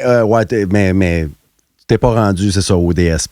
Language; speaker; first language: French; native; French